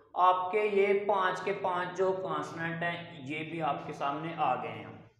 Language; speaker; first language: Urdu; non-native, local second language; Punjabi